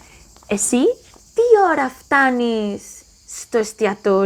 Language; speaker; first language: Greek; non-native, learner; English